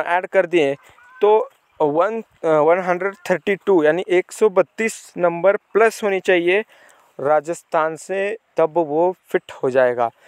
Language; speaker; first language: Hindi; non-native, local second language; Marathi